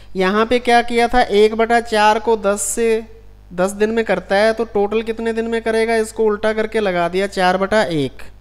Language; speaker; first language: Hindi; non-native, local second language; Punjabi